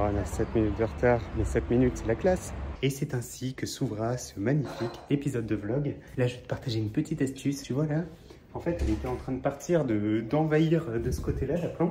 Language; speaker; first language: French; native; French